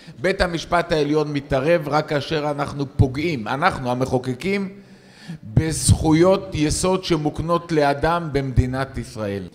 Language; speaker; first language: Hebrew; native; Hebrew